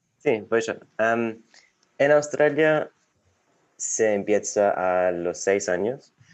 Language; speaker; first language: Spanish; non-native, fluent; English